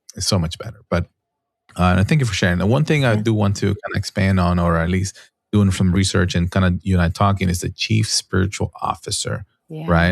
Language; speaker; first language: English; non-native, fluent; Spanish